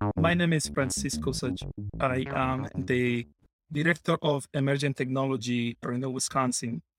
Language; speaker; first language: English; non-native, fluent; Spanish